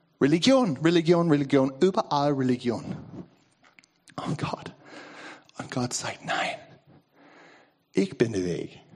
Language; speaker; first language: German; non-native, learner; English